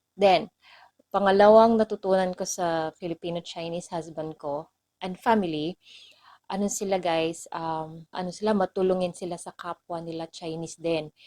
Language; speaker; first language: Filipino; non-native, local second language; Cebuano